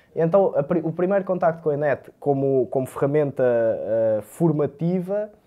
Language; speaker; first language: Portuguese; early bilingual, other home language; Romanian